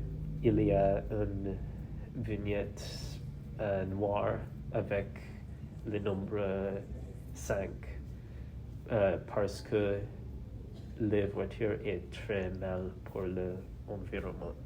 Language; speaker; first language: French; non-native, learner; English